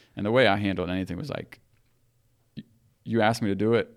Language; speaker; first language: English; native; English